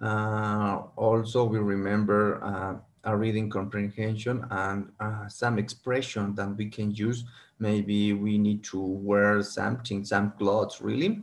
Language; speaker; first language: English; non-native, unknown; Spanish